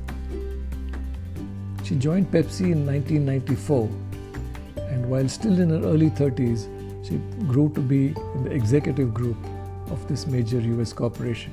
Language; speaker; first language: English; non-native, local second language; Kannada